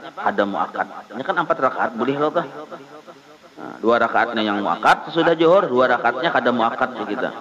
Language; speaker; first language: Indonesian; non-native, local second language; Banjar